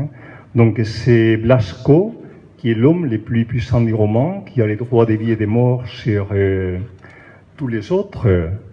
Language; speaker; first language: French; native; French